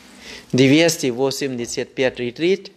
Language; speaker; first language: Russian; non-native, fluent; Thai